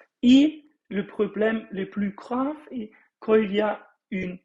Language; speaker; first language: French; non-native, fluent; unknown